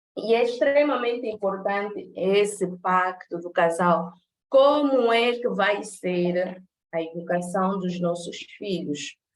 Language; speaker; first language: Portuguese; native; Portuguese